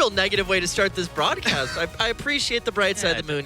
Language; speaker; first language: English; native; English